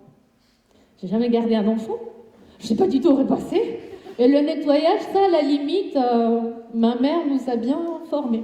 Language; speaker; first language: French; non-native, fluent; Spanish